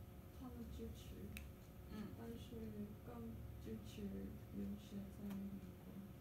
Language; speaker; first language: Chinese; non-native, learner; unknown